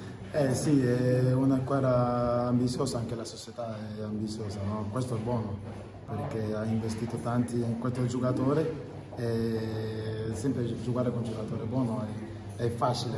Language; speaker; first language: Italian; non-native, learner; Spanish